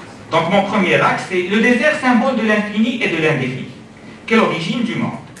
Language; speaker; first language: French; non-native, local second language; Arabic